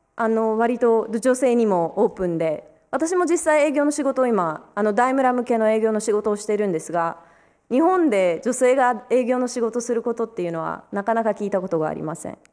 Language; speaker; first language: Japanese; early bilingual, other home language; Romanian